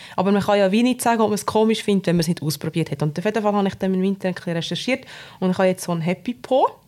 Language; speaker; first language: German; native; German